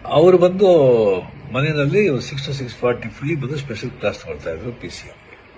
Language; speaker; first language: Kannada; non-native, local second language; Marathi